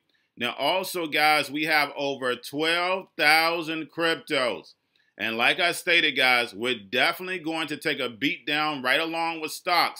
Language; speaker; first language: English; native; English